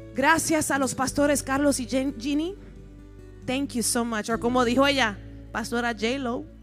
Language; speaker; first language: Spanish; early bilingual, heritage; Spanish